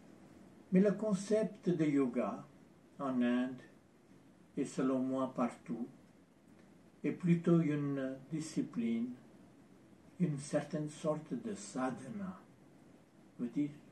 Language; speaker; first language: French; non-native, fluent; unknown